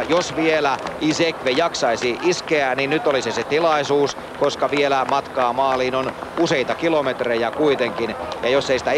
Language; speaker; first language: Finnish; native; Finnish